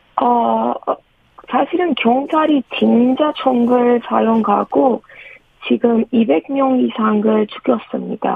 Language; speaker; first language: Korean; non-native, fluent; Persian